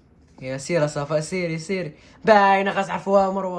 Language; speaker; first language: Arabic; native; Arabic